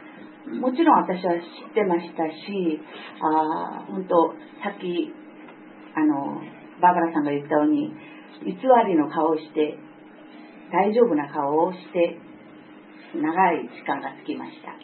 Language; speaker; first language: Japanese; non-native, fluent; Korean